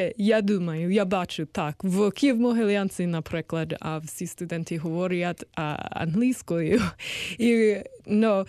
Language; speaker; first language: Ukrainian; non-native, learner; English